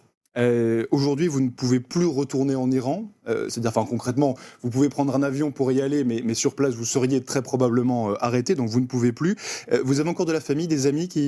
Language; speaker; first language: French; native; French